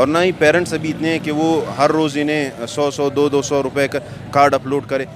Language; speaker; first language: Urdu; non-native, local second language; Pashto